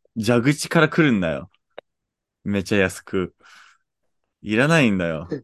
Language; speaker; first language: Japanese; non-native, fluent; English